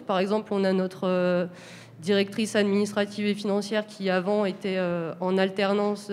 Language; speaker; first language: French; native; French